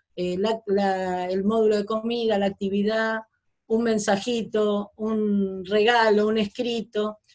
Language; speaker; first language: Spanish; native; Spanish